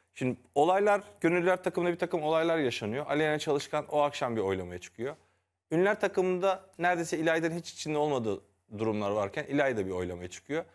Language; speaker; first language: Turkish; native; Turkish